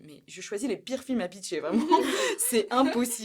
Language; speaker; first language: French; native; French